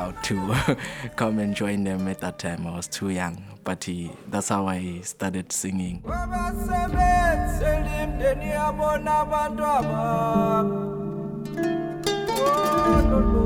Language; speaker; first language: English; non-native, local second language; Zulu